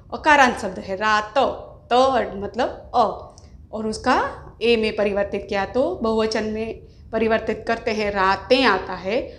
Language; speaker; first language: Hindi; non-native, local second language; Gujarati